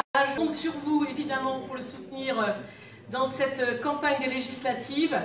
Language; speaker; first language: French; native; French